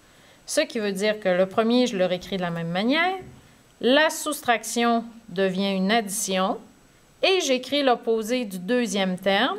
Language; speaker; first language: French; native; French